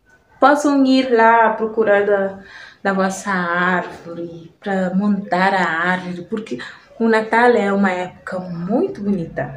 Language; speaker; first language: Portuguese; non-native, local second language; Kabuverdianu